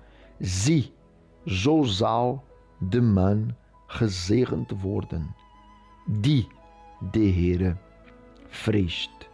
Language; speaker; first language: Dutch; non-native, fluent; Portuguese